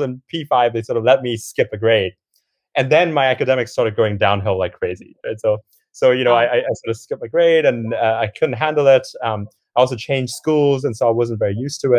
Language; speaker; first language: English; non-native, local second language; Cantonese